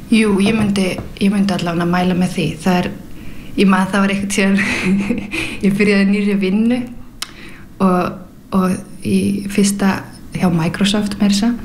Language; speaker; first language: Icelandic; early bilingual, heritage; Icelandic